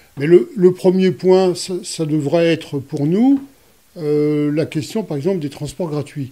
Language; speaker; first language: French; native; French